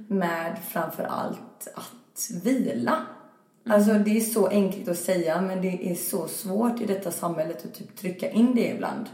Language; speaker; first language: Swedish; early bilingual, other home language; Albanian